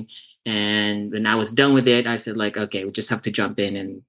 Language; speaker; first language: English; non-native, local second language; Cebuano